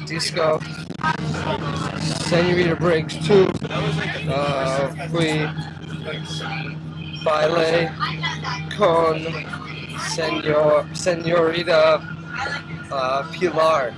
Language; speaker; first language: Spanish; non-native, learner; English